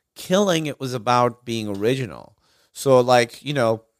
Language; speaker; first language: English; non-native, local second language; Urdu